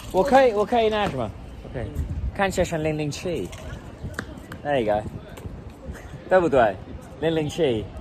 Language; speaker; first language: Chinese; non-native, learner; English